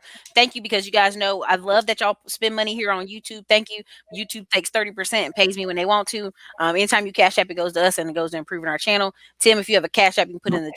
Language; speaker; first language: English; native; English